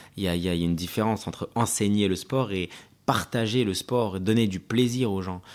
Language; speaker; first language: French; early bilingual, other home language; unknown